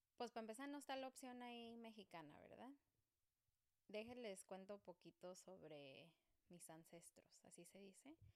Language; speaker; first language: Spanish; early bilingual, heritage; Spanish